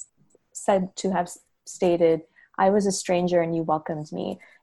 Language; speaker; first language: English; native; English